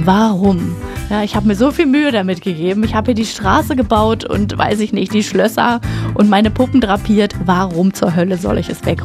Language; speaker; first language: German; native; German